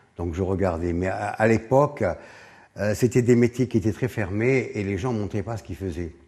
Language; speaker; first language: French; native; French